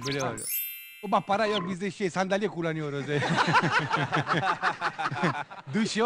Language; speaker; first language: Turkish; non-native, learner; Italian